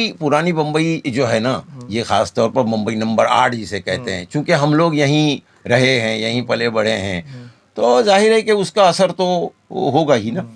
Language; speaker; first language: Hindi; non-native, local second language; Konkani